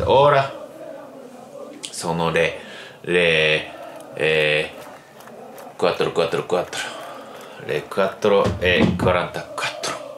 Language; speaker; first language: Italian; non-native, learner; Japanese